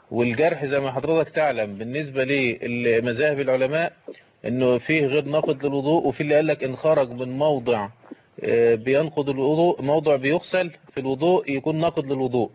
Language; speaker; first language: Arabic; native; Arabic